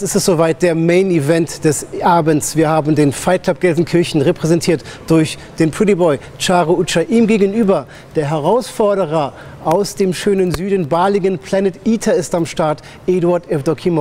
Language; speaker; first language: German; native; German